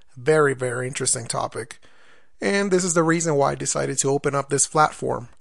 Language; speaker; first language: English; non-native, fluent; Spanish